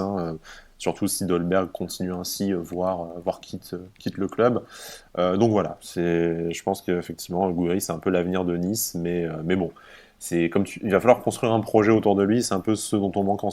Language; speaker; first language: French; native; French